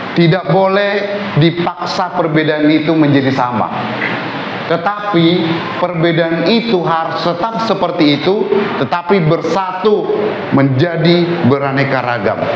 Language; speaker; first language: Indonesian; native; Indonesian